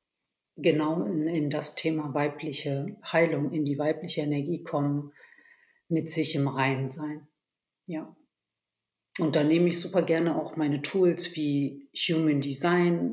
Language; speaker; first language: German; early bilingual, other home language; Turkish